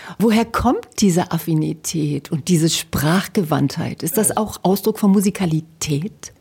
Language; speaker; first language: German; native; German